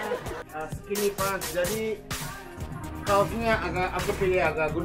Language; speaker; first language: Indonesian; non-native, fluent; Japanese